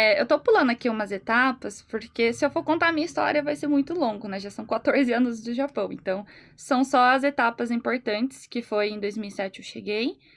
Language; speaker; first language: Portuguese; native; Portuguese